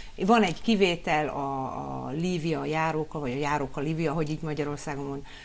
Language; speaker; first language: Hungarian; early bilingual, heritage; Hungarian